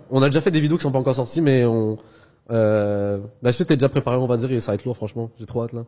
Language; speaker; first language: French; early bilingual, other home language; Arabic